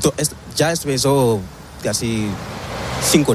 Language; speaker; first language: Spanish; non-native, learner; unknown